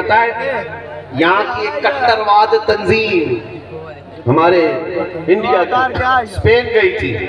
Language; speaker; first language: Urdu; native; Urdu